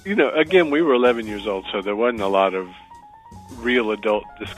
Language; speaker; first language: English; native; English